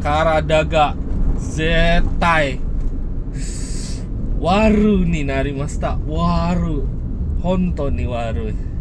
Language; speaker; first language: Japanese; non-native, learner; Indonesian